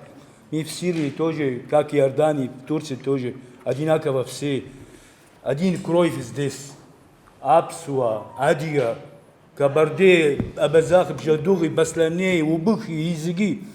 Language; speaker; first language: Russian; non-native, learner; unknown